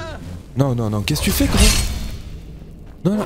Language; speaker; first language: French; native; French